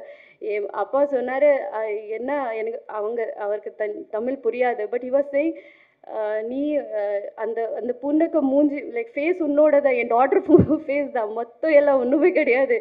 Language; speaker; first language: Tamil; non-native, fluent; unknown